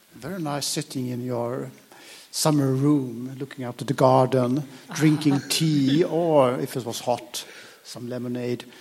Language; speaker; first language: English; non-native, fluent; Swedish